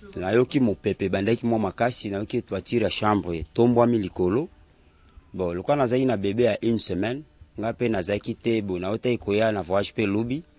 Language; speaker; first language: Lingala; non-native, local second language; Luba-Lulua